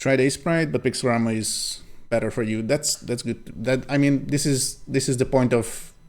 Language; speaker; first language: English; non-native, fluent; Hungarian